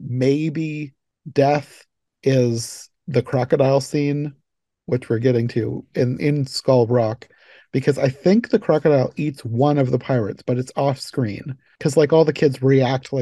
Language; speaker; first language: English; native; English